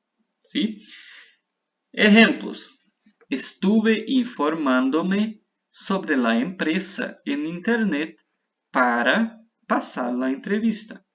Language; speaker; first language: Spanish; non-native, fluent; Portuguese